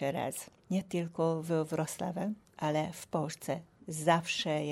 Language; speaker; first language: Polish; non-native, learner; Hungarian